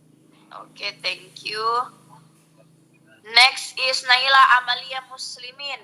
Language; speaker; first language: English; non-native, local second language; Indonesian